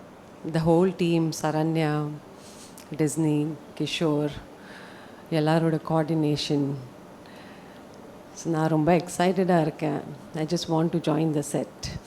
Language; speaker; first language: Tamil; non-native, fluent; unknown